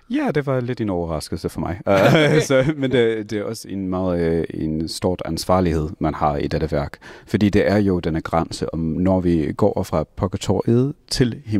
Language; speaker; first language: Danish; non-native, fluent; English